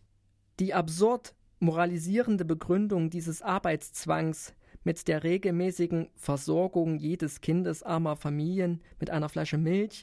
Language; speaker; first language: German; native; German